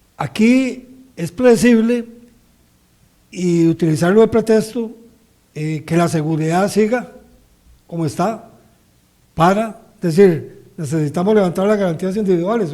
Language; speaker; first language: Spanish; native; Spanish